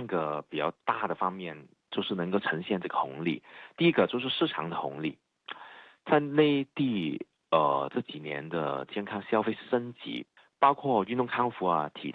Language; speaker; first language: Chinese; non-native, fluent; Cantonese